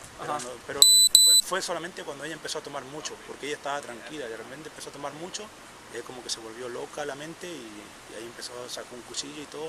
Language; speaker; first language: Spanish; native; Spanish